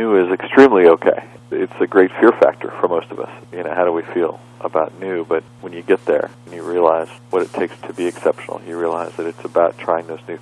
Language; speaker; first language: English; native; English